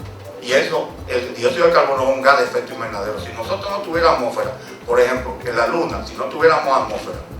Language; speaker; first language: Spanish; native; Spanish